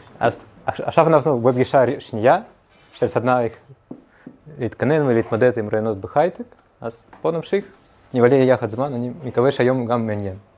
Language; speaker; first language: Hebrew; non-native, fluent; Russian